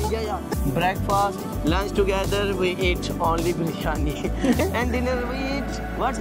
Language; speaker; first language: English; non-native, learner; Urdu